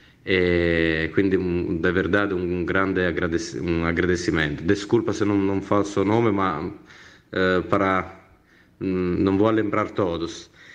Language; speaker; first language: Portuguese; non-native, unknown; Italian